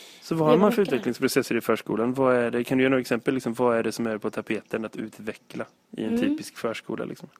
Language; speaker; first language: Swedish; native; Swedish